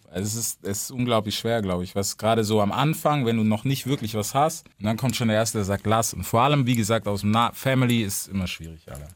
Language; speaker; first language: German; native; German